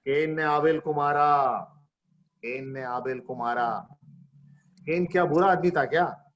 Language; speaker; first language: Hindi; non-native, local second language; Marathi